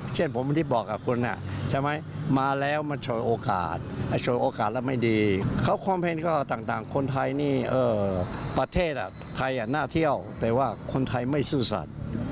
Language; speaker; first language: Thai; non-native, fluent; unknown